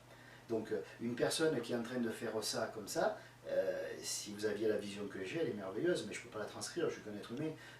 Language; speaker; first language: French; native; French